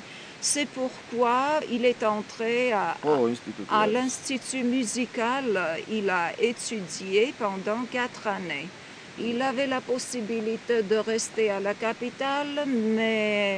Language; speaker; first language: French; non-native, fluent; Georgian